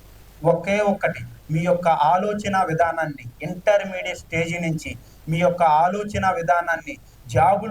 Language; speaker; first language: Telugu; native; Telugu